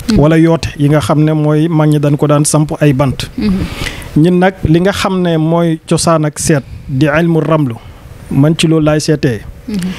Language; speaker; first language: Wolof; native; Wolof